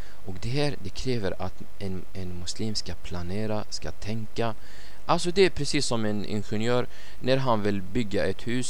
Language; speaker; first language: Swedish; non-native, fluent; Arabic